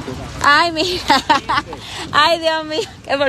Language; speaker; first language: Spanish; native; Spanish